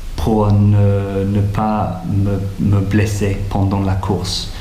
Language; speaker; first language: French; non-native, fluent; English